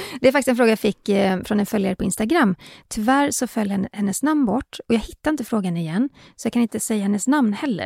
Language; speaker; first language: Swedish; native; Swedish